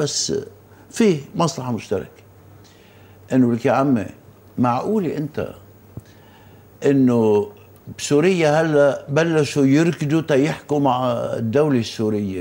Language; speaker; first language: Arabic; native; Arabic